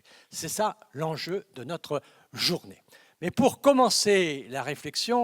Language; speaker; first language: French; native; French